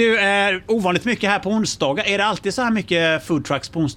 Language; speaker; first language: Swedish; native; Swedish